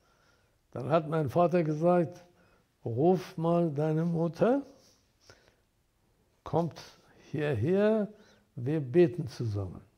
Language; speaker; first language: German; non-native, fluent; Persian